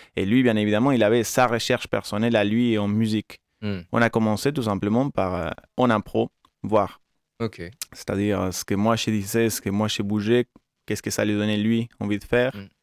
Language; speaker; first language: French; non-native, fluent; Spanish